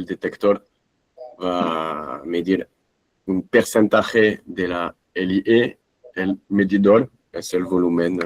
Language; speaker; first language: Spanish; non-native, fluent; French